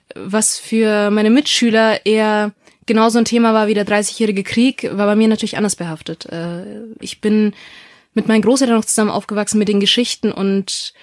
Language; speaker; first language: German; non-native, local second language; Russian